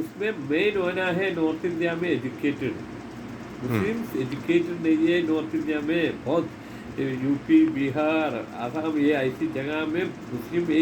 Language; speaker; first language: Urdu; non-native, local second language; Malayalam